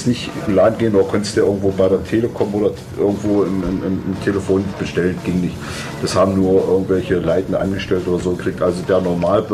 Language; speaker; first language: German; native; German